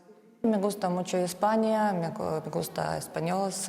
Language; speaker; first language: Spanish; non-native, learner; Ukrainian